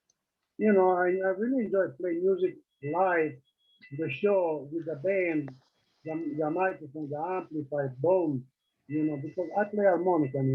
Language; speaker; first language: English; non-native, learner; Italian